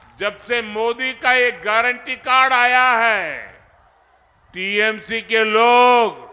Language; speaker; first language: Hindi; non-native, local second language; Gujarati